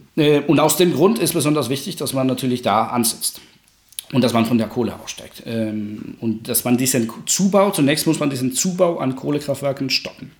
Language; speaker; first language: German; non-native, fluent; Spanish